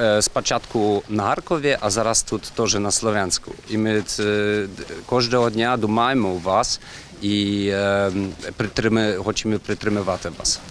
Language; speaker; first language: Ukrainian; non-native, learner; German